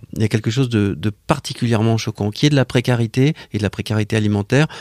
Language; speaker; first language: French; native; French